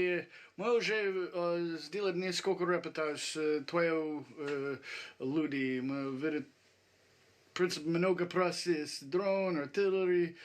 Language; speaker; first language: Russian; non-native, learner; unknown